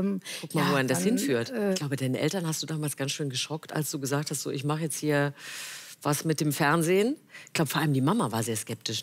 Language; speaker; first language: German; native; German